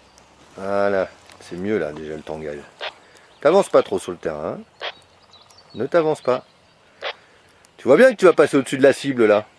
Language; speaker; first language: French; native; French